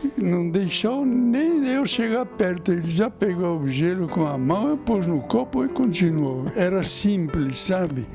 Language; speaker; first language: Portuguese; non-native, fluent; Italian